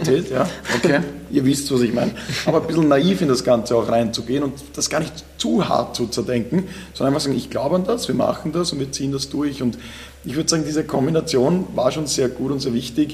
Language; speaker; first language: German; native; German